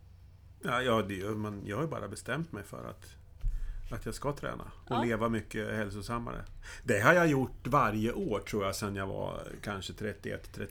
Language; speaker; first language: Swedish; native; Swedish